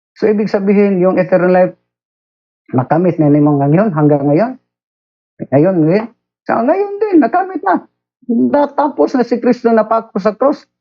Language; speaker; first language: Filipino; non-native, local second language; Cebuano